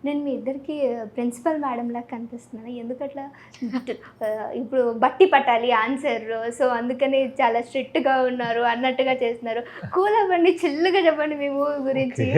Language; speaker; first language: Telugu; native; Telugu